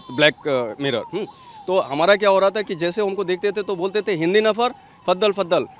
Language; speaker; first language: Hindi; native; Hindi